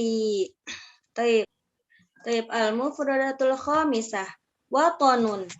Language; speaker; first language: Arabic; non-native, learner; Indonesian